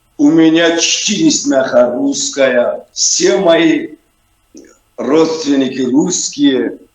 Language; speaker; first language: Russian; non-native, local second language; Tajik